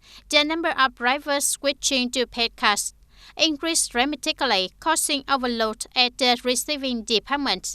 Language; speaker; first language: English; non-native, fluent; Vietnamese